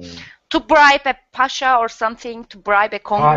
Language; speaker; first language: English; non-native, learner; Turkish